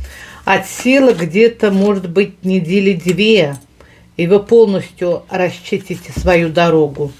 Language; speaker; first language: Russian; native; Russian